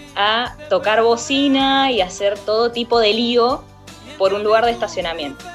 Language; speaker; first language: Spanish; native; Spanish